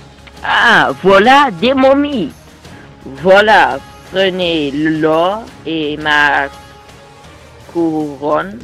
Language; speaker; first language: French; non-native, learner; Dutch